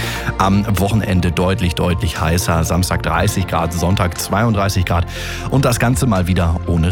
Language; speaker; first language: German; native; German